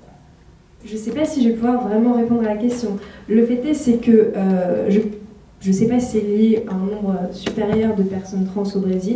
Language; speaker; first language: French; native; French